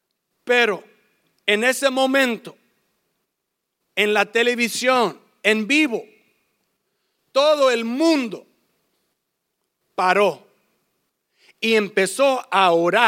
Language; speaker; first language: Spanish; early bilingual, heritage; English